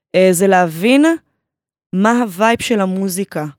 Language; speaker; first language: Hebrew; native; Hebrew